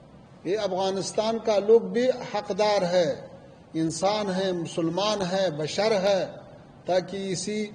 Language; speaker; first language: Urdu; non-native, fluent; Pashto